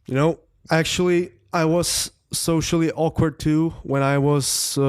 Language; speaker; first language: English; non-native, fluent; Czech